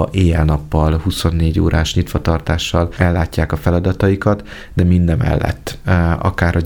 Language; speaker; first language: Hungarian; native; Hungarian